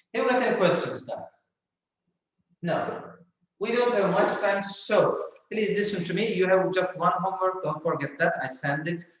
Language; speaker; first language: English; non-native, fluent; Turkish